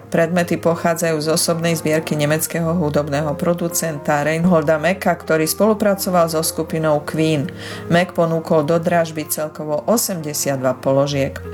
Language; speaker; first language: Slovak; early bilingual, heritage; Slovak